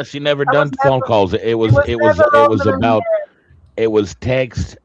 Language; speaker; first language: English; native; English